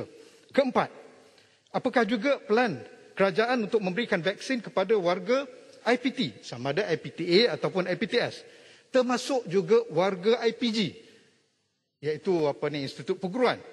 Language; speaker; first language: Malay; native; Malay